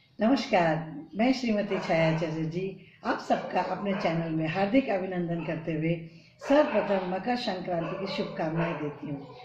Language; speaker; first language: Hindi; non-native, local second language; Bangla